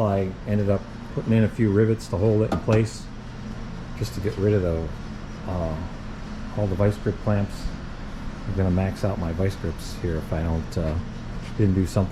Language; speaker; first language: English; native; English